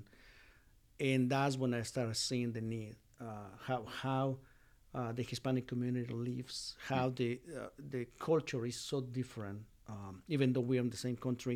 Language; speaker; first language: English; non-native, fluent; Spanish